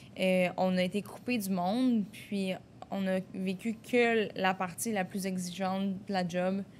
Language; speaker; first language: French; native; French